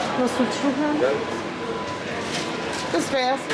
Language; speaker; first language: German; early bilingual, other home language; Turkish